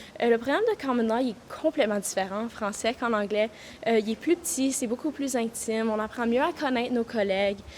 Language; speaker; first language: French; native; French